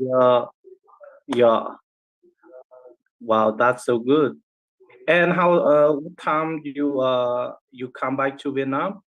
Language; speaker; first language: English; non-native, learner; Vietnamese